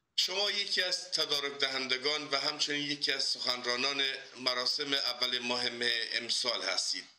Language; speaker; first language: Persian; non-native, local second language; Kurdish